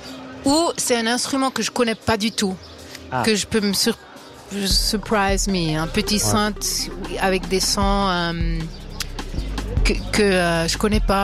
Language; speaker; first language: French; non-native, local second language; Swiss German